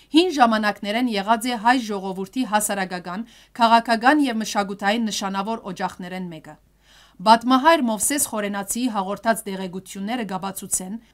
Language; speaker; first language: Armenian; early bilingual, heritage; Armenian